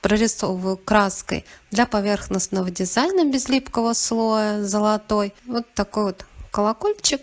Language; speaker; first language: Russian; native; Russian